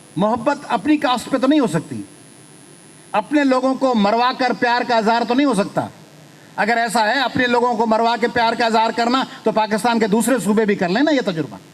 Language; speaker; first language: Urdu; non-native, local second language; Sindhi